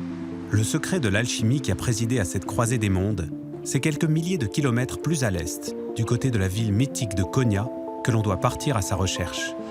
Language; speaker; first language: French; native; French